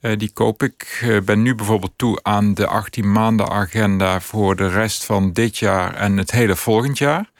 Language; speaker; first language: Dutch; native; Dutch